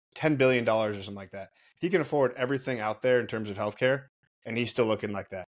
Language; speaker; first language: English; native; English